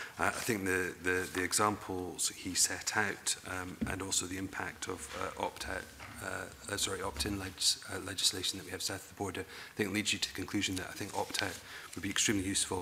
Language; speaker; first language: English; native; English